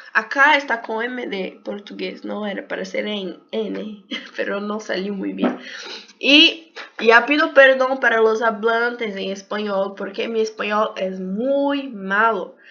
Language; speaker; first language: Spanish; non-native, learner; Portuguese